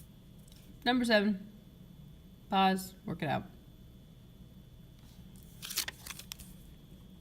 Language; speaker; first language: English; native; English